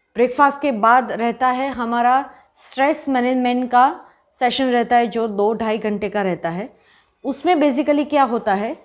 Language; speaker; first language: Hindi; non-native, local second language; Gujarati